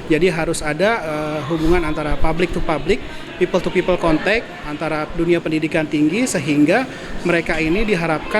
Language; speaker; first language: Indonesian; native; Indonesian